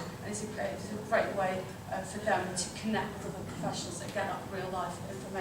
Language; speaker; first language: English; native; English